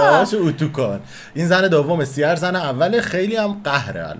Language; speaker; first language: Persian; native; Persian